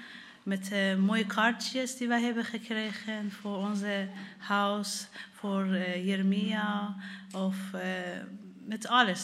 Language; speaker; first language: Dutch; non-native, learner; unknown